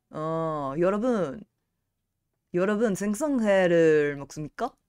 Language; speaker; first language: Korean; non-native, learner; English